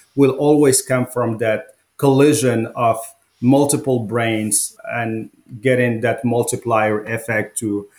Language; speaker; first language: English; non-native, fluent; Arabic